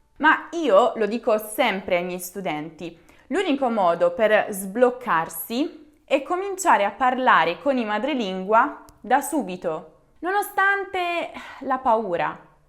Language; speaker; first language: Italian; native; Italian